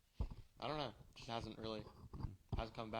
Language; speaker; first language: English; native; English